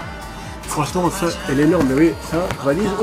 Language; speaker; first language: French; native; French